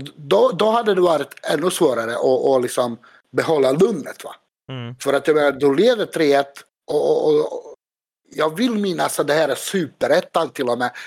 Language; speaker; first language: Swedish; non-native, fluent; Bosnian